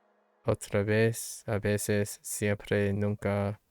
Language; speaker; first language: Spanish; non-native, learner; English